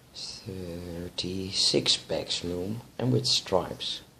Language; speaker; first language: English; non-native, fluent; Dutch